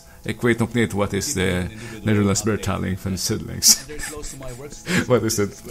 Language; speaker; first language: Dutch; non-native, learner; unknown